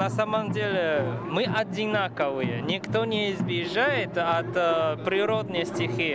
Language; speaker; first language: Russian; non-native, fluent; Chinese